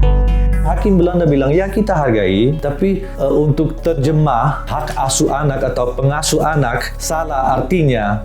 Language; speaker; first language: Indonesian; non-native, learner; Dutch